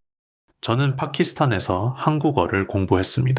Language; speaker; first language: Korean; non-native, learner; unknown